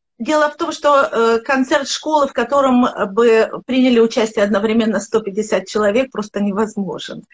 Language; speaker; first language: Russian; native; Russian